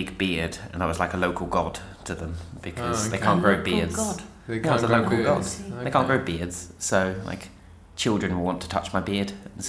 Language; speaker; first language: English; native; English